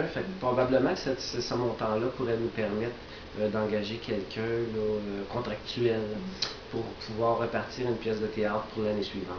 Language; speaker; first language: French; native; French